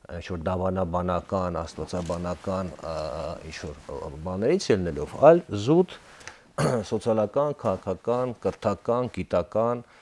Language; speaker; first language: Armenian; native; Armenian